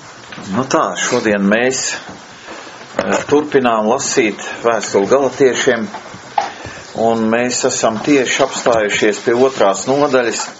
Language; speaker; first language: Latvian; native; Latvian